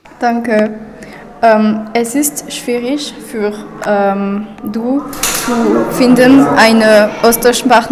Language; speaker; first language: German; non-native, learner; French